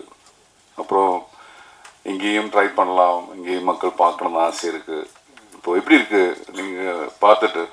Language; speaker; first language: Tamil; non-native, learner; Malayalam